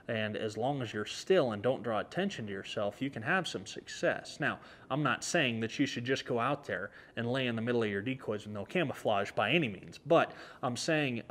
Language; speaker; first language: English; native; English